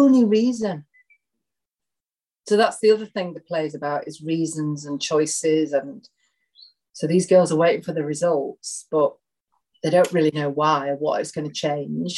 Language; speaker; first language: English; native; English